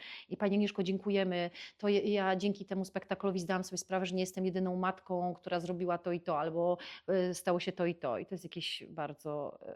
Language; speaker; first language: Polish; native; Polish